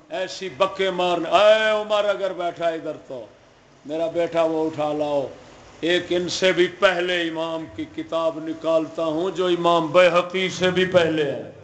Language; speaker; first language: Urdu; non-native, local second language; Punjabi